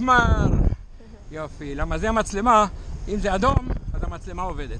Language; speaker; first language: Hebrew; native; Hebrew